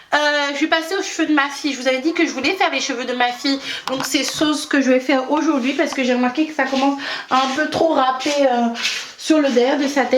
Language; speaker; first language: French; native; French